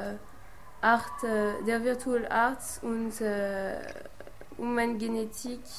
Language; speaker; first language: German; non-native, learner; French